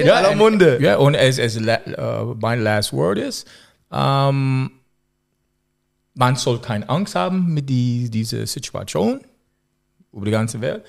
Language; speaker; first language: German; non-native, learner; English